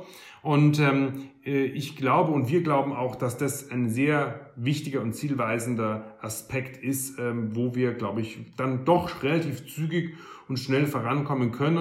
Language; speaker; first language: German; native; German